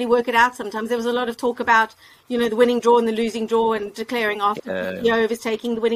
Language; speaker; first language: English; native; English